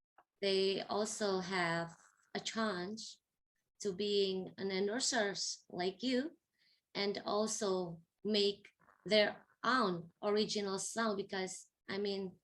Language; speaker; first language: English; non-native, fluent; Indonesian